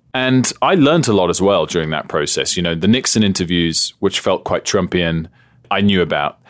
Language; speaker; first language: English; native; English